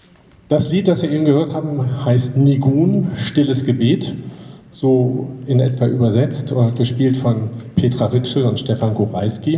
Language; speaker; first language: German; native; German